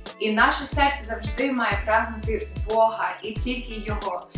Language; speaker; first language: Ukrainian; early bilingual, other home language; English